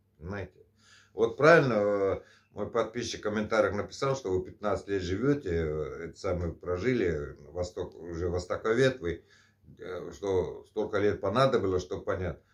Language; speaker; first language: Russian; native; Russian